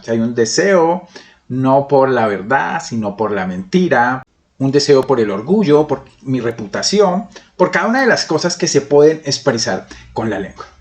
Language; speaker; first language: Spanish; native; Spanish